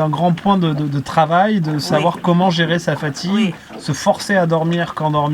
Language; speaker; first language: French; native; French